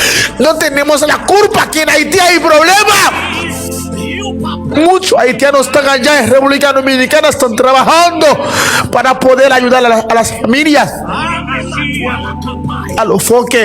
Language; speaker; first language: Spanish; non-native, learner; Haitian Creole